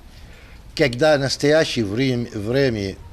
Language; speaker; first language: Russian; non-native, learner; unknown